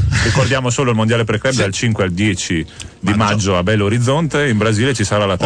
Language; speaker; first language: Italian; native; Italian